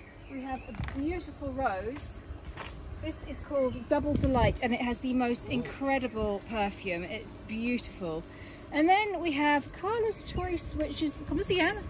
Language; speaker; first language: English; native; English